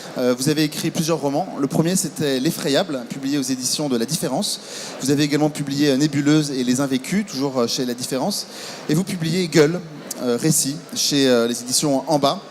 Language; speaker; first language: French; native; French